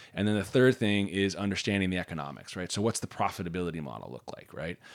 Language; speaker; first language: English; native; English